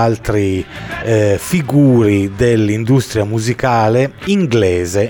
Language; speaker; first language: Italian; native; Italian